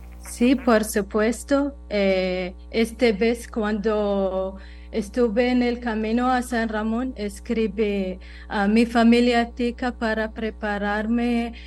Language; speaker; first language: Spanish; non-native, learner; Arabic